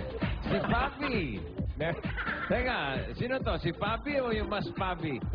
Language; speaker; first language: Filipino; native; Filipino